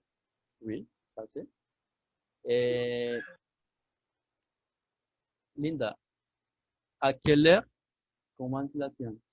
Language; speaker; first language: French; non-native, fluent; Spanish